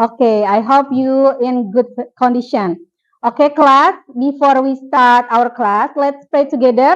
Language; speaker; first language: English; non-native, fluent; Indonesian